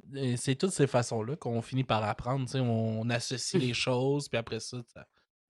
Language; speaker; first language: French; native; French